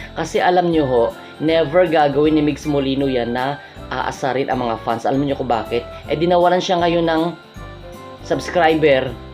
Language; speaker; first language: Filipino; non-native, local second language; Hiligaynon